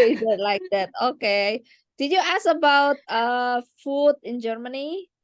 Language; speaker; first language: English; non-native, learner; Indonesian